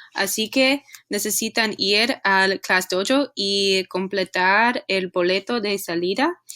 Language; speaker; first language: Spanish; non-native, learner; English